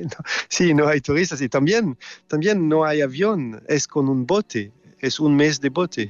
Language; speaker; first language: Spanish; non-native, learner; French